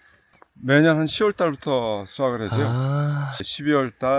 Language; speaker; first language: Korean; early bilingual, heritage; Korean